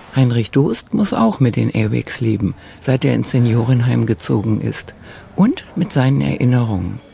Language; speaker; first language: German; native; German